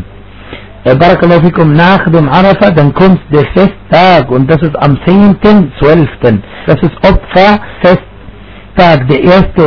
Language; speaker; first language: German; non-native, fluent; Arabic